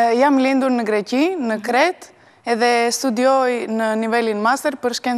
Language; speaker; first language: Albanian; early bilingual, heritage; Albanian